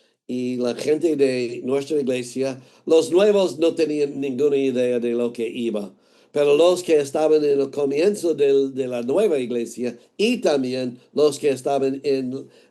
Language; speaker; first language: Spanish; non-native, fluent; English